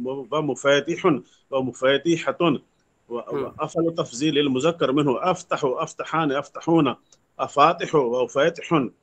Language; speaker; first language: Arabic; non-native, learner; Urdu